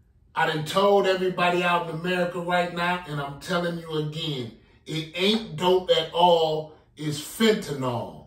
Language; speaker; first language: English; native; English